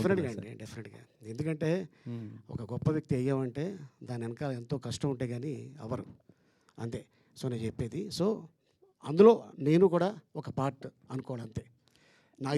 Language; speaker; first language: Telugu; native; Telugu